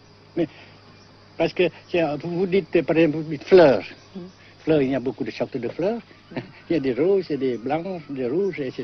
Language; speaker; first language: French; non-native, fluent; Vietnamese